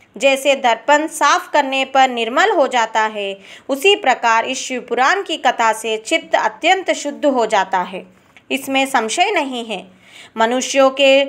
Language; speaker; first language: Hindi; non-native, local second language; Telugu